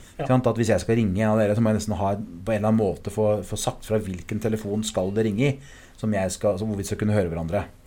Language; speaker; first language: Norwegian; early bilingual, other home language; English